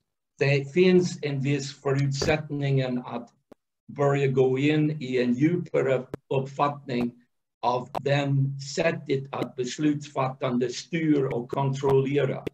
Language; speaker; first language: Swedish; non-native, fluent; English